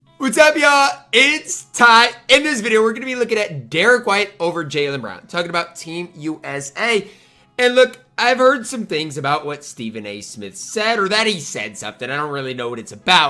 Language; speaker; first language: English; native; English